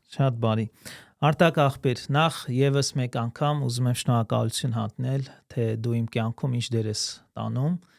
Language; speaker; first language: Armenian; early bilingual, heritage; Armenian